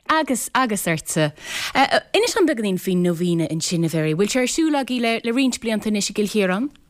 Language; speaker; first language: Irish; native; Irish